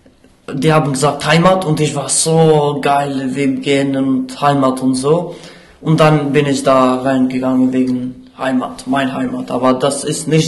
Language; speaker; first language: German; non-native, learner; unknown